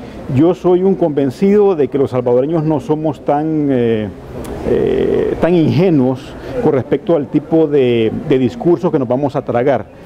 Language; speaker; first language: Spanish; native; Spanish